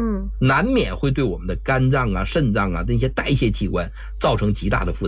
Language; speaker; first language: Chinese; native; Chinese